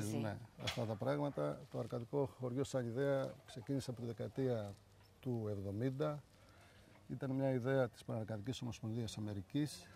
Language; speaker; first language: Greek; native; Greek